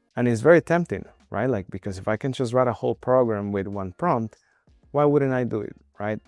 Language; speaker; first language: English; non-native, fluent; Spanish